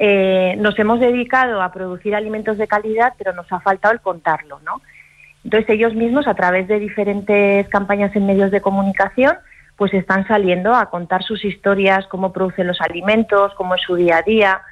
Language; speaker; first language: Spanish; native; Spanish